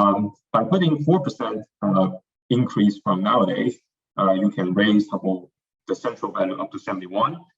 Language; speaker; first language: English; non-native, fluent; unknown